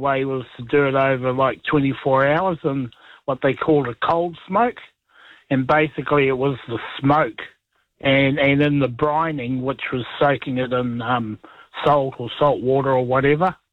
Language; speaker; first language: English; native; English